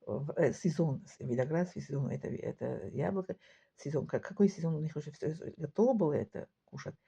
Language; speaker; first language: Russian; non-native, local second language; Tajik